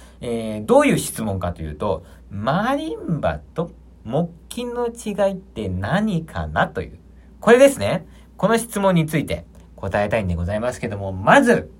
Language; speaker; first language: Japanese; native; Japanese